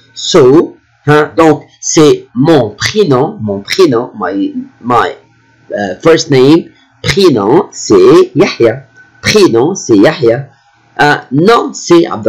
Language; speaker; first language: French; non-native, fluent; Arabic